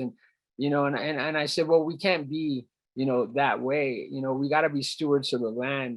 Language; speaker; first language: English; native; English